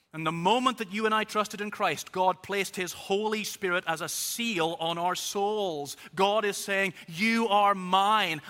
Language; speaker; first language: English; native; English